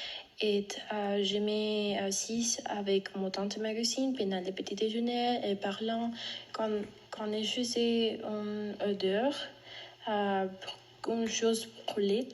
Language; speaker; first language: French; non-native, learner; Spanish